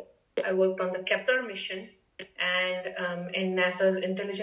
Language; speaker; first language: English; non-native, local second language; Marathi